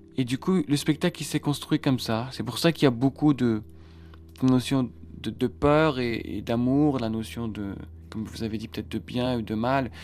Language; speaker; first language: French; non-native, local second language; Arabic